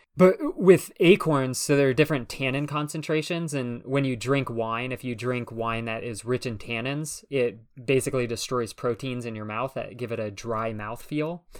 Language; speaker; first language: English; native; English